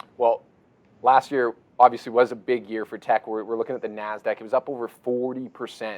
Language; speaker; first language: English; native; English